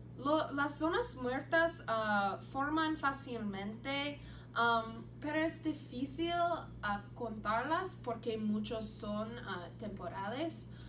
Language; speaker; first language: Spanish; non-native, learner; English